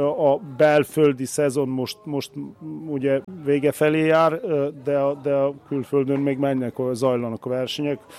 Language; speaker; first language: Hungarian; native; Hungarian